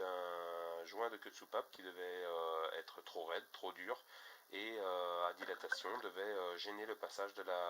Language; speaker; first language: French; native; French